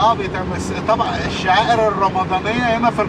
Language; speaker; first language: Arabic; native; Arabic